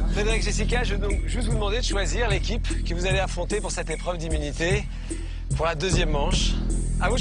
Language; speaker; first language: French; native; French